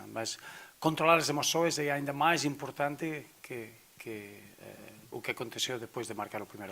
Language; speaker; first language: Portuguese; non-native, fluent; Spanish